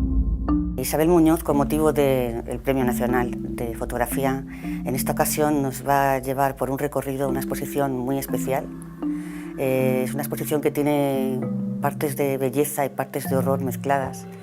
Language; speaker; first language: Spanish; native; Spanish